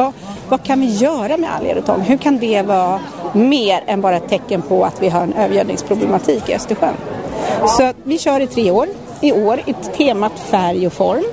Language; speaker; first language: Swedish; native; Swedish